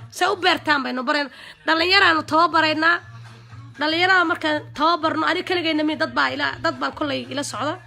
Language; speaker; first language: Somali; native; Somali